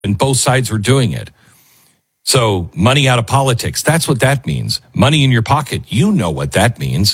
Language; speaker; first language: English; native; English